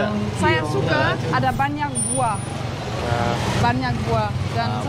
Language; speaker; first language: Indonesian; non-native, learner; German